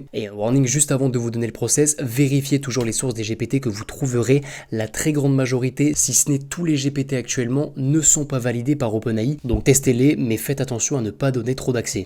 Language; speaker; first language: French; native; French